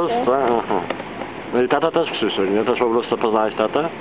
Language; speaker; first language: Polish; native; Polish